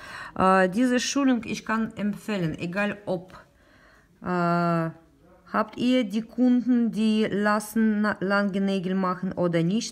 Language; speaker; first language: German; non-native, learner; Russian